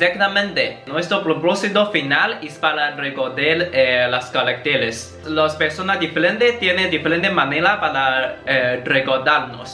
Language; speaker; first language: Spanish; non-native, learner; Chinese